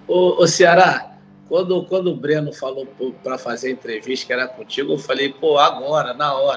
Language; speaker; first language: Portuguese; native; Portuguese